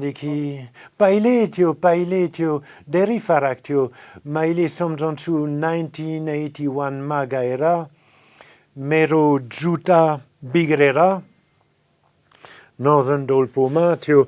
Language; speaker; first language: Nepali; non-native, fluent; French